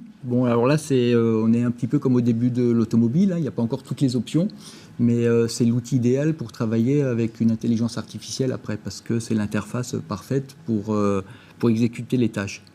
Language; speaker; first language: French; native; French